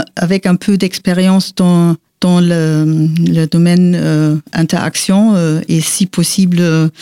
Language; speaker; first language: French; non-native, fluent; Portuguese